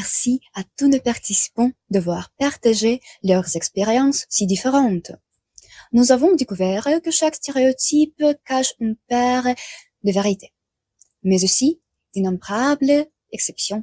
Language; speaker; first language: French; non-native, fluent; Russian